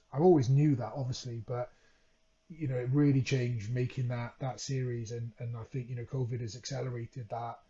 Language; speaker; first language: English; native; English